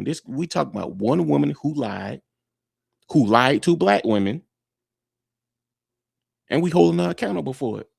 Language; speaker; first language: English; native; English